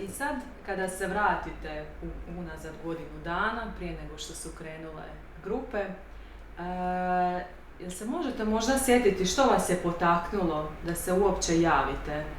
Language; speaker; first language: Croatian; native; Croatian